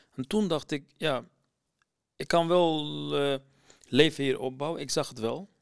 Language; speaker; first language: Dutch; non-native, fluent; Arabic